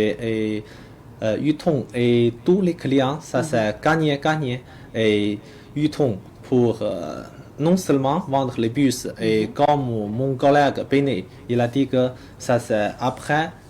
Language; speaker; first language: French; non-native, learner; Chinese